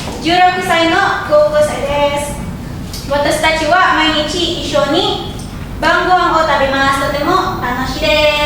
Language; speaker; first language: Japanese; non-native, learner; Indonesian